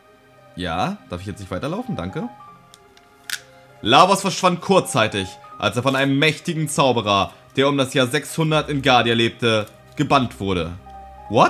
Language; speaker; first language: German; native; German